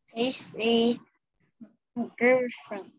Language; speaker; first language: English; non-native, learner; Vietnamese